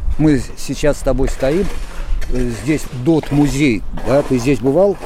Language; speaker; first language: Russian; native; Russian